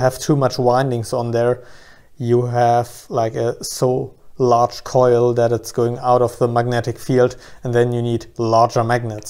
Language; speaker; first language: English; non-native, fluent; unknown